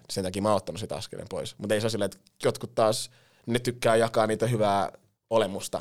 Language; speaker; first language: Finnish; early bilingual, other home language; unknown